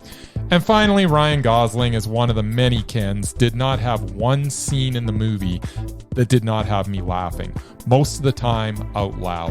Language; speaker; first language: English; native; English